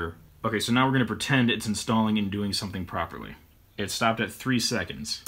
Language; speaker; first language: English; native; English